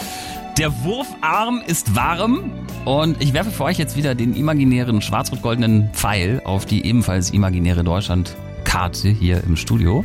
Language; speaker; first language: German; native; German